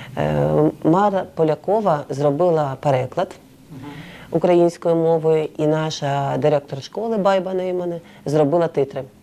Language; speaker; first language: Ukrainian; native; Ukrainian